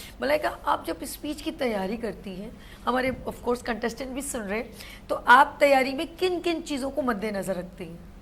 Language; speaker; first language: Urdu; native; Urdu